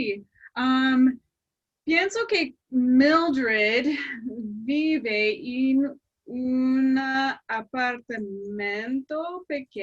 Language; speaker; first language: Spanish; non-native, learner; English